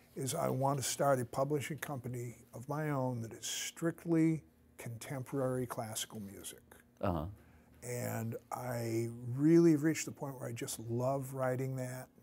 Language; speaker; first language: English; native; English